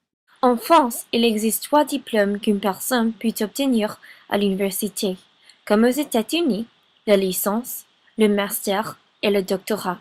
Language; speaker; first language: French; non-native, learner; English